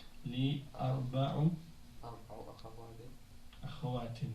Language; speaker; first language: Arabic; non-native, fluent; French